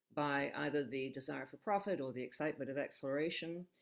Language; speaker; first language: English; native; English